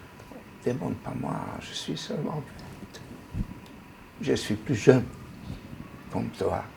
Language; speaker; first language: French; non-native, learner; Hungarian